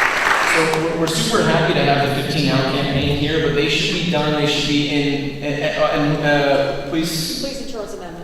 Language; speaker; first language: English; native; English